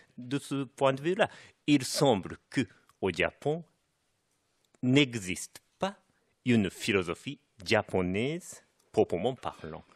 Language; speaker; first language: French; non-native, fluent; Japanese